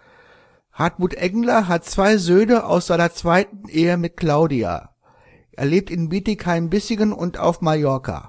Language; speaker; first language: German; native; German